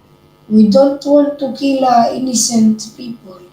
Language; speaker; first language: English; non-native, learner; Hebrew